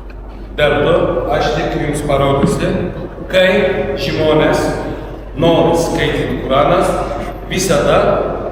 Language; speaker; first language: Lithuanian; non-native, learner; Turkish